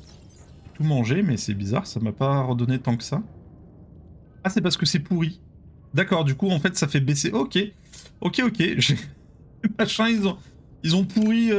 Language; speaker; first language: French; native; French